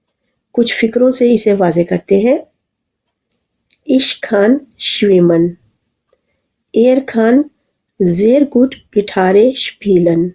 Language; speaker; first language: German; non-native, fluent; Urdu